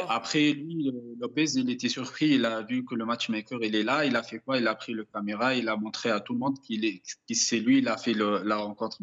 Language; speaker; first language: French; non-native, fluent; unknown